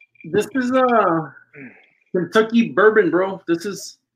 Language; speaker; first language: English; early bilingual, other home language; Spanish